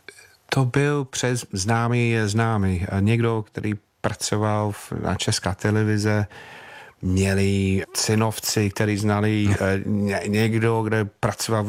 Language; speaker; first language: Czech; non-native, fluent; English